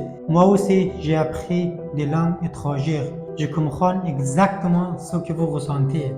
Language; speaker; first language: French; non-native, fluent; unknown